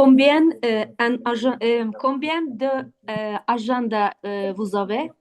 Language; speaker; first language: French; non-native, learner; Azerbaijani